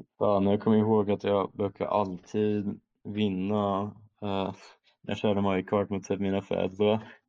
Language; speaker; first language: Swedish; early bilingual, other home language; German